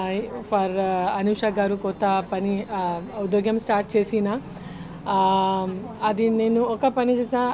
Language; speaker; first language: Telugu; non-native, learner; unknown